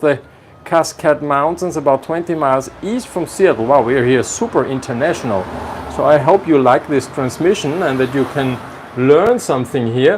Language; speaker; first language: English; non-native, fluent; German